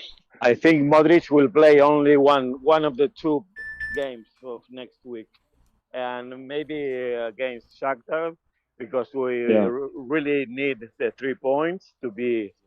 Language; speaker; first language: English; non-native, fluent; Spanish